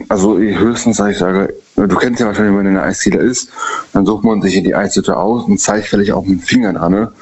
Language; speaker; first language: German; native; German